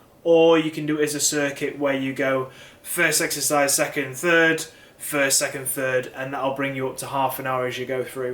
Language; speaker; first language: English; native; English